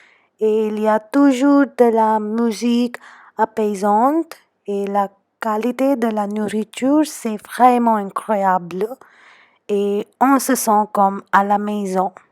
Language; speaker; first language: French; non-native, fluent; Hindi